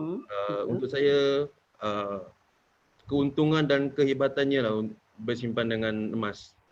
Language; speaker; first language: Malay; native; Malay